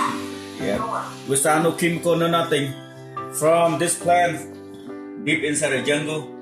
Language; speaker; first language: English; non-native, learner; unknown